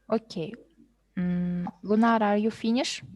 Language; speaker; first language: English; non-native, fluent; Kazakh